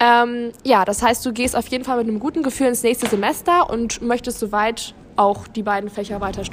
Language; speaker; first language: German; native; German